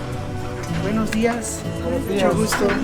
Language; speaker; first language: Spanish; non-native, learner; Swedish